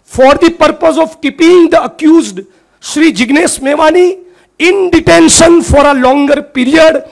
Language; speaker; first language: Hindi; non-native, local second language; Gujarati